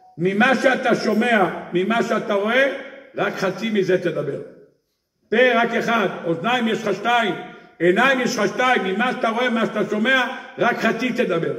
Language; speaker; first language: Hebrew; native; Hebrew